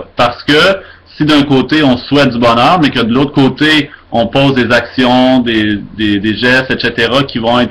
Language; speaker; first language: French; native; French